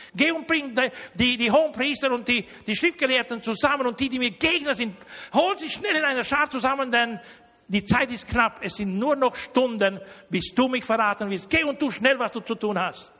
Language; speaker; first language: German; early bilingual, heritage; Romanian